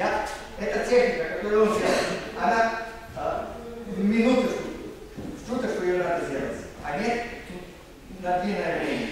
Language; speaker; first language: Russian; non-native, learner; Serbian